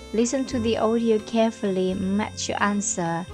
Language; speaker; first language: English; non-native, fluent; Indonesian